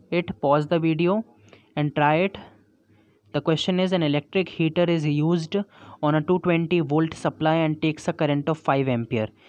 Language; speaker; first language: Hindi; native; Hindi